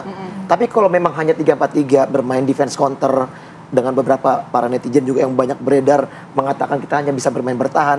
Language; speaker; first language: Indonesian; native; Indonesian